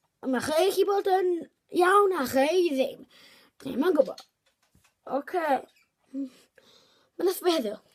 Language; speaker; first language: Welsh; non-native, local second language; English